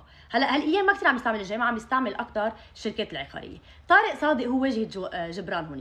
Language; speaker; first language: Arabic; native; Arabic